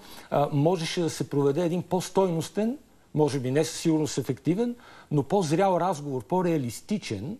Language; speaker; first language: Bulgarian; native; Bulgarian